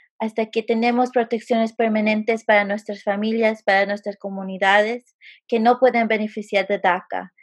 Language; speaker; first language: Spanish; early bilingual, heritage; Spanish